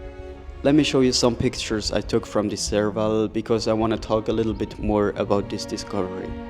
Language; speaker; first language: English; non-native, fluent; German